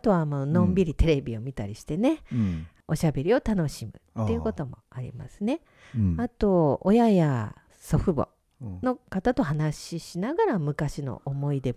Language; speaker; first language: Japanese; native; Japanese